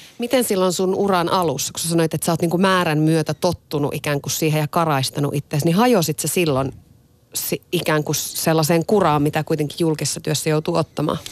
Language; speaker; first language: Finnish; native; Finnish